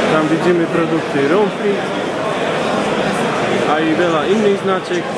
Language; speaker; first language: Polish; non-native, learner; Slovak